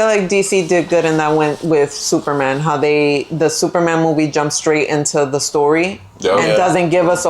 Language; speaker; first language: English; native; English